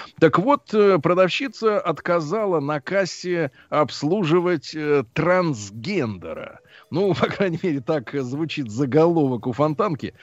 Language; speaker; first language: Russian; native; Russian